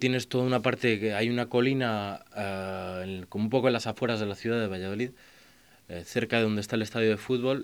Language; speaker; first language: Spanish; native; Spanish